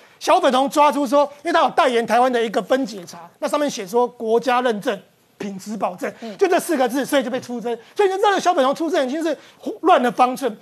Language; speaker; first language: Chinese; native; Chinese